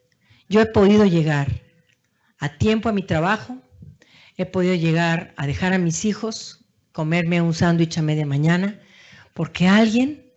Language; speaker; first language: Spanish; native; Spanish